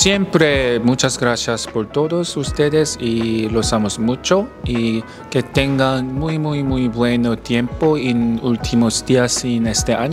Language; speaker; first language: Spanish; non-native, learner; Korean